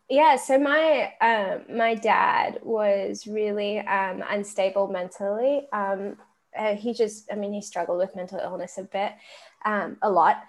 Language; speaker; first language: English; native; English